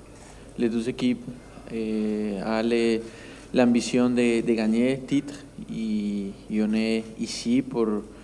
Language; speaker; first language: French; non-native, learner; Spanish